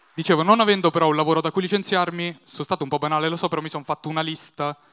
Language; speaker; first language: Italian; native; Italian